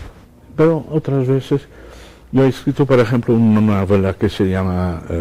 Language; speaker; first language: Spanish; non-native, fluent; Dutch